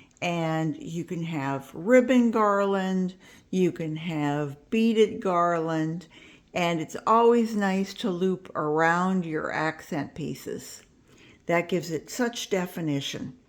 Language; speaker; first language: English; native; English